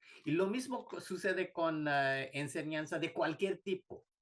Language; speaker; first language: Spanish; non-native, fluent; Bangla